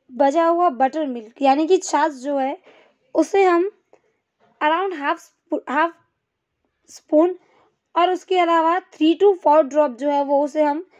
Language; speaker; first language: Hindi; non-native, local second language; Gujarati